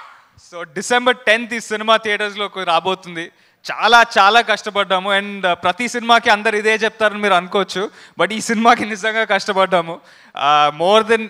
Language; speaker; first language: Telugu; non-native, fluent; Hindi